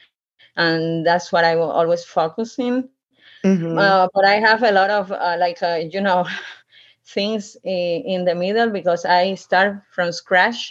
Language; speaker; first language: English; non-native, learner; Spanish